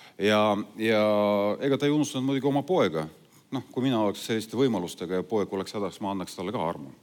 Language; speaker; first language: Estonian; non-native, local second language; Russian